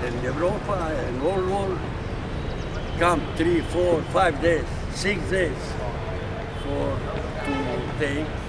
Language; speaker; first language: English; non-native, learner; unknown